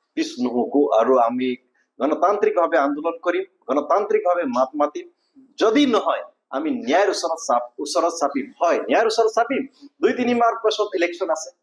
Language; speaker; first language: Assamese; non-native, local second language; Nepali